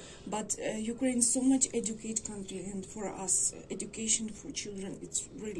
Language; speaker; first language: English; non-native, learner; Ukrainian